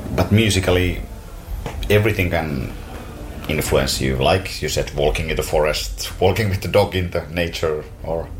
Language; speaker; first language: English; non-native, fluent; Finnish